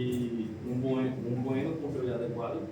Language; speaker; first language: Portuguese; non-native, learner; Spanish